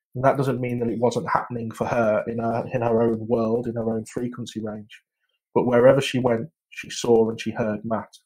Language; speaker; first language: English; native; English